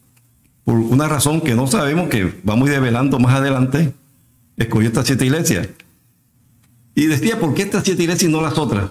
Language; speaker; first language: Spanish; native; Spanish